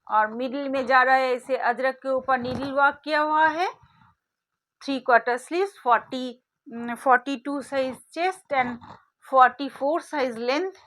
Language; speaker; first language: Hindi; non-native, local second language; Bangla